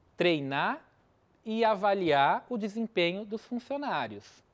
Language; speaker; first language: Portuguese; native; Portuguese